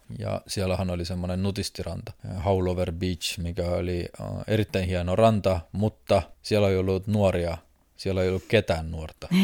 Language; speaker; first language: Finnish; non-native, fluent; Estonian